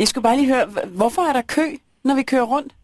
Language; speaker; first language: Danish; native; Danish